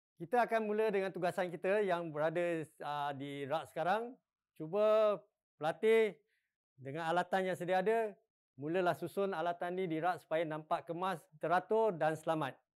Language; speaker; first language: Malay; non-native, local second language; Chinese